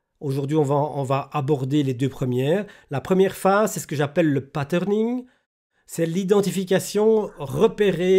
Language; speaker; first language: French; native; French